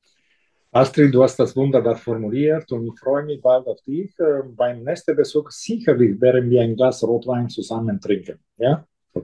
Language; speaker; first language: German; non-native, fluent; Italian